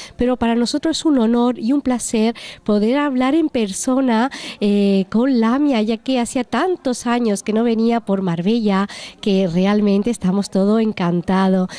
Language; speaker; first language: Spanish; native; Spanish